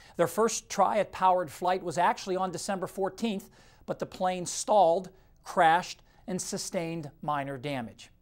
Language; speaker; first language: English; native; English